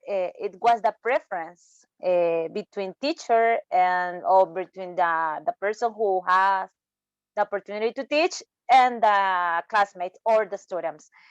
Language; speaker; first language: English; non-native, learner; Spanish